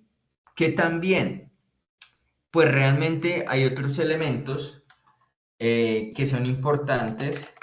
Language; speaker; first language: Spanish; native; Spanish